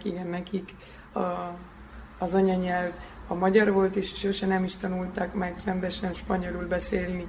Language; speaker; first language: Hungarian; early bilingual, heritage; Hungarian